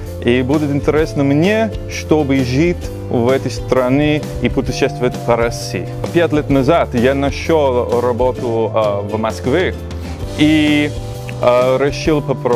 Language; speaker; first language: Russian; non-native, learner; English